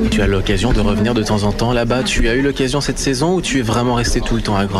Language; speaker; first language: French; native; French